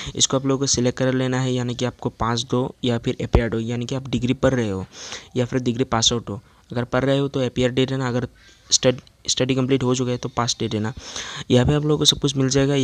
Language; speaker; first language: Hindi; non-native, local second language; Assamese